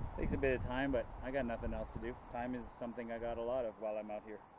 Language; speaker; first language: English; non-native, local second language; French